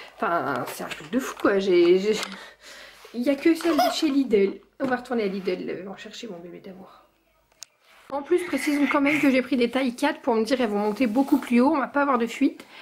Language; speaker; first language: French; native; French